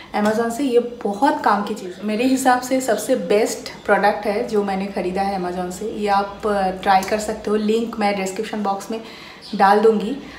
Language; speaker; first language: Hindi; native; Hindi